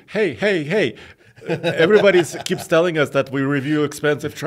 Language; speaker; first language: English; native; English